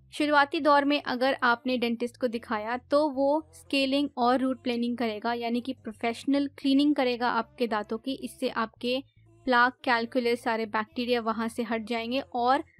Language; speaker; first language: Hindi; native; Hindi